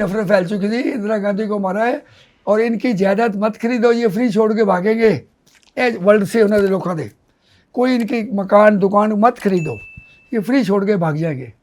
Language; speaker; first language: Hindi; non-native, local second language; Punjabi